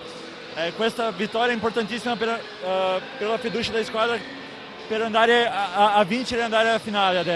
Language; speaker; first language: Italian; non-native, learner; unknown